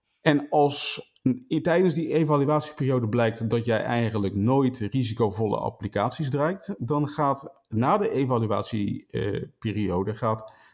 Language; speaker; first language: Dutch; native; Dutch